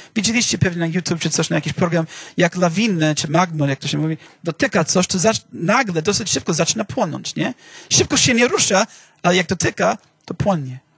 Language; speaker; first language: Polish; non-native, fluent; English